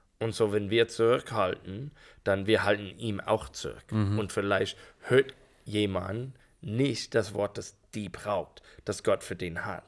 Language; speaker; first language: German; non-native, learner; English